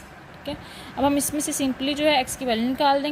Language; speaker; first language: Hindi; non-native, local second language; Punjabi